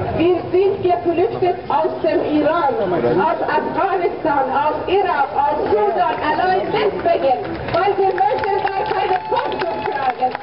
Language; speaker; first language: German; non-native, fluent; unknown